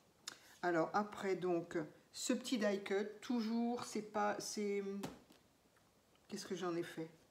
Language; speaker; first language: French; native; French